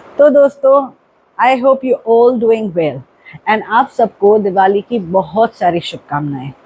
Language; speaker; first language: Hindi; non-native, local second language; Marathi